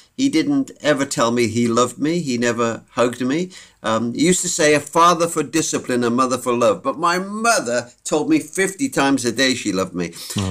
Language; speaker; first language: English; native; English